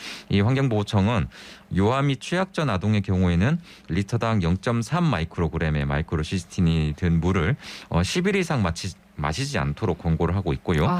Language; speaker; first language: Korean; native; Korean